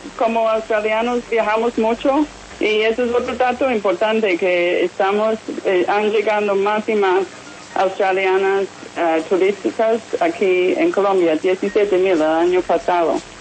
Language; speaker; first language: Spanish; non-native, fluent; English